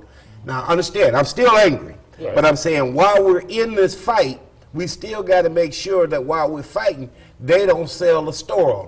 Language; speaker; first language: English; native; English